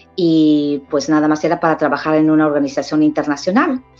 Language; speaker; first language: Spanish; native; Spanish